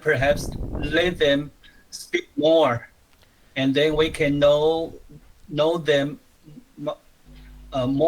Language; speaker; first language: English; non-native, learner; Chinese